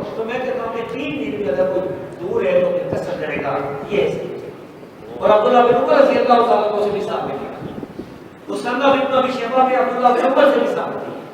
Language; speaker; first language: Urdu; non-native, local second language; Pashto